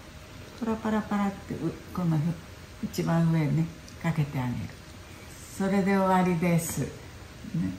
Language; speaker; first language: Japanese; early bilingual, heritage; Japanese